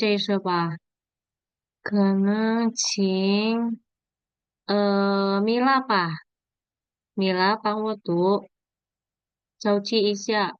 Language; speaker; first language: Chinese; non-native, fluent; Indonesian